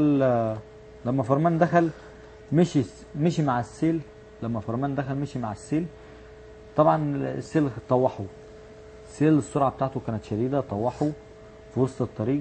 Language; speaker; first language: Arabic; native; Arabic